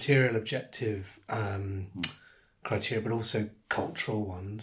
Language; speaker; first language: English; native; English